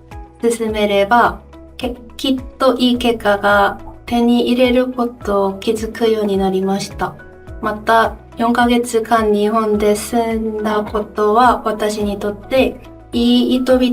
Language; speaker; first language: Japanese; non-native, fluent; Korean